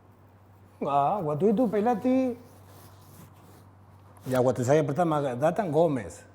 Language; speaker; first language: Indonesian; non-native, fluent; Spanish